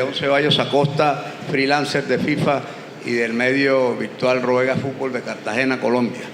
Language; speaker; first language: Spanish; native; Spanish